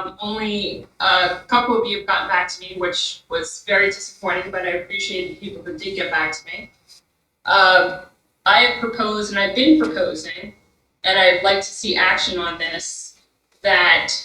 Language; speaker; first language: English; native; English